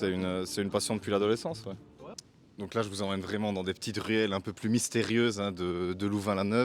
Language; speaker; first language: French; native; French